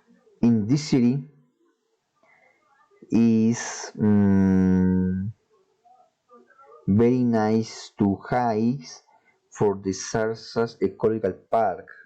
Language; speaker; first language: English; non-native, learner; Spanish